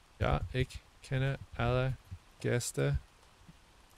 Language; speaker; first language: German; non-native, learner; English